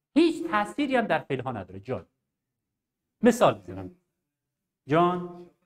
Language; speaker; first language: Persian; non-native, local second language; Arabic